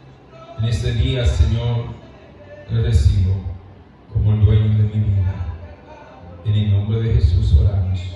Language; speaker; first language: Spanish; native; Spanish